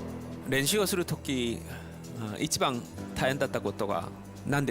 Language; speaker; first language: Japanese; non-native, learner; Korean